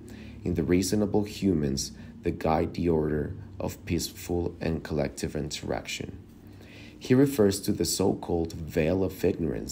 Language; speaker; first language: English; non-native, fluent; Spanish